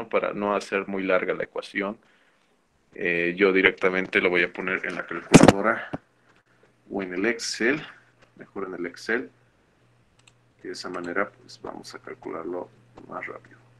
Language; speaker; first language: Spanish; native; Spanish